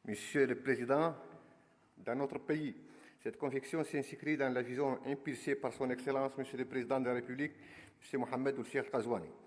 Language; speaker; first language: French; non-native, local second language; Arabic